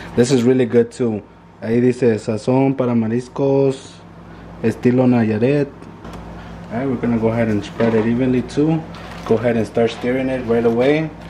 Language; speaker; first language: English; early bilingual, other home language; Spanish